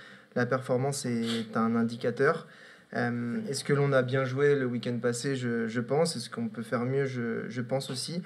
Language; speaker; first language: French; native; French